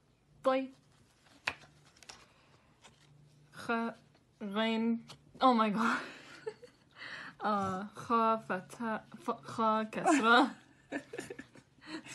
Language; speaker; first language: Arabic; non-native, learner; English